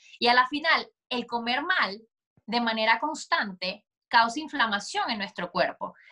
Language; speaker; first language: Spanish; native; Spanish